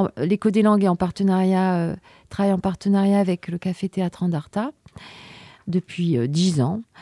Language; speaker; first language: French; native; French